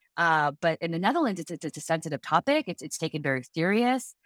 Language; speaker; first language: English; native; English